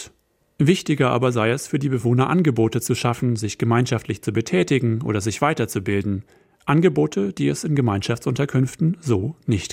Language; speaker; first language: German; native; German